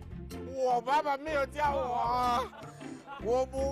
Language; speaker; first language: Chinese; non-native, fluent; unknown